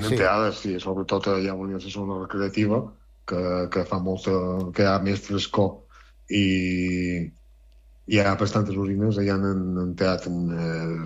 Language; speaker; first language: Catalan; native; Catalan